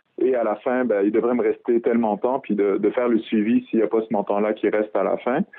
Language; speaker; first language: French; early bilingual, other home language; Arabic